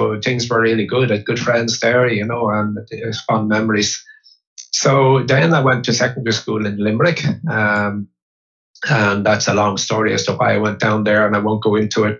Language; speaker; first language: English; native; English